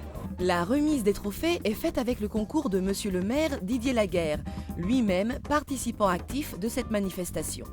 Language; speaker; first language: French; native; French